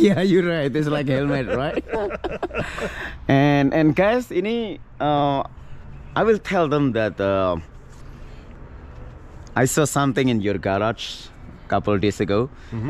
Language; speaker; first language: English; non-native, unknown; Indonesian